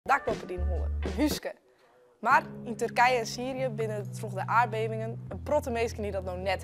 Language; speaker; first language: Dutch; non-native, local second language; Western Frisian